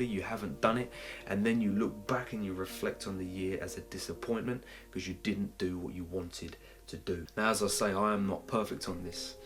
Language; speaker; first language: English; native; English